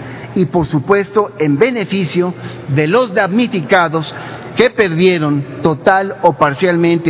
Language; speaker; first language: Spanish; native; Spanish